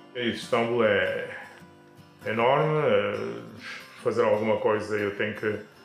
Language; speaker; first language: Portuguese; non-native, fluent; Turkish